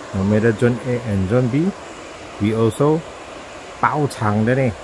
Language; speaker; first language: English; non-native, local second language; Chinese